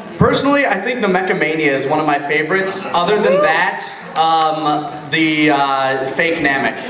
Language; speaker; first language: English; native; English